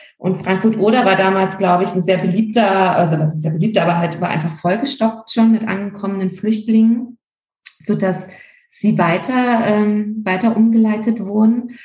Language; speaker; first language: German; native; German